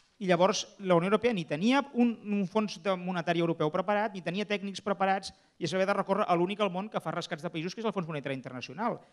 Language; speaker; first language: Catalan; native; Catalan